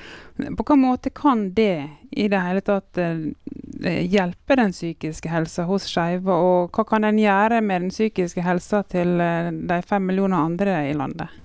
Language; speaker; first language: Norwegian; native; Norwegian